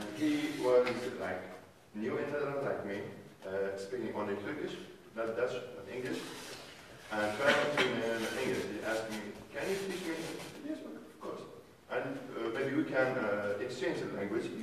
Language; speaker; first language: English; non-native, fluent; Arabic